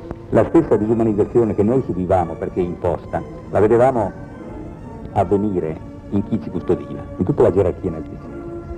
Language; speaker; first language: Italian; native; Italian